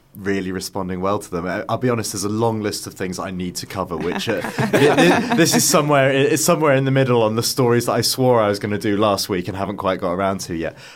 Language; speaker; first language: English; native; English